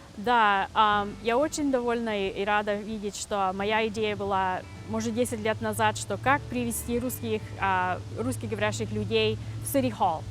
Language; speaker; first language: Russian; early bilingual, heritage; Russian